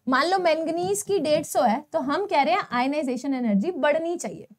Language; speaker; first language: Hindi; non-native, local second language; Gujarati